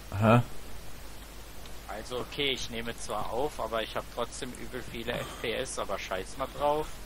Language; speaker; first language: German; native; German